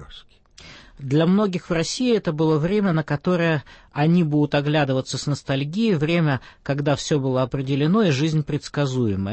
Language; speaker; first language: Russian; native; Russian